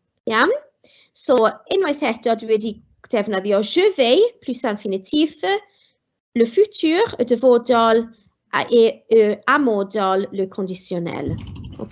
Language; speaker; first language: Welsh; non-native, local second language; English